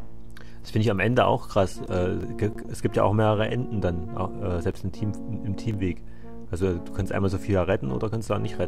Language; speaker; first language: German; native; German